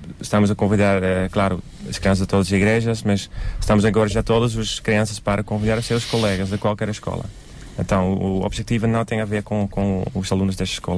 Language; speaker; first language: Portuguese; non-native, learner; Dutch